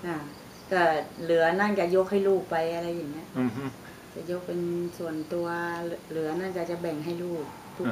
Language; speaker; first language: Thai; native; Thai